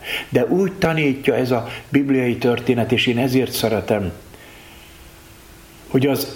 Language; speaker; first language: Hungarian; native; Hungarian